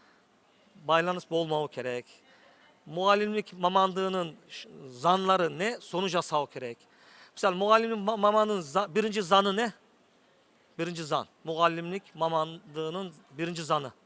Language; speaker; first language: Kazakh; non-native, learner; Turkish